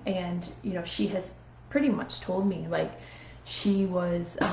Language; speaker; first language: English; native; English